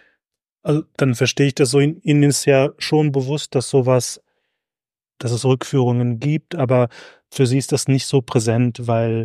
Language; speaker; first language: German; native; German